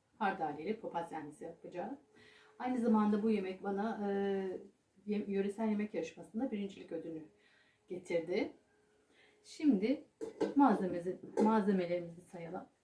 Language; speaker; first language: Turkish; native; Turkish